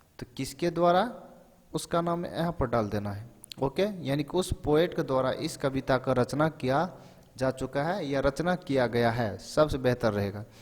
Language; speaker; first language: Hindi; native; Hindi